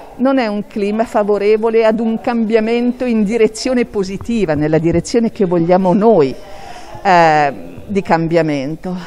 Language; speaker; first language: Italian; native; Italian